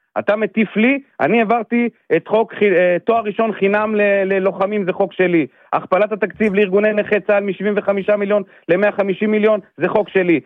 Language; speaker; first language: Hebrew; native; Hebrew